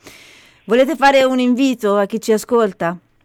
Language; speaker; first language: Italian; native; Italian